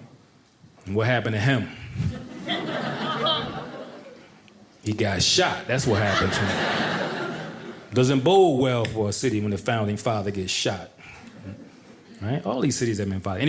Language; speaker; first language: English; native; English